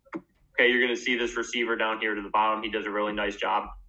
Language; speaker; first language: English; native; English